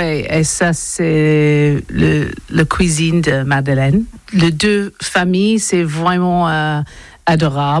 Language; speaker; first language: French; non-native, learner; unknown